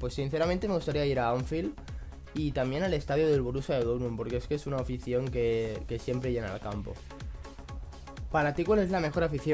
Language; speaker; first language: Spanish; native; Spanish